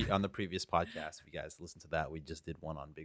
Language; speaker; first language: English; native; English